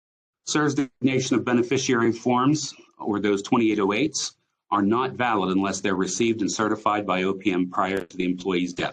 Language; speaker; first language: English; native; English